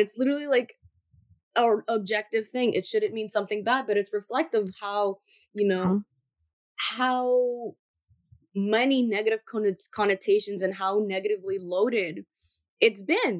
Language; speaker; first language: English; early bilingual, other home language; Spanish